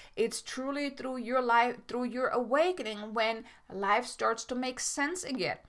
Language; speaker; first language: English; non-native, fluent; German